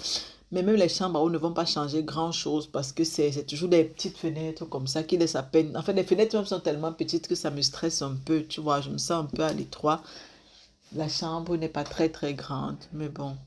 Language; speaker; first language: French; native; French